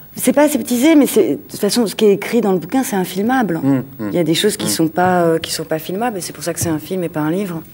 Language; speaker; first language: French; native; French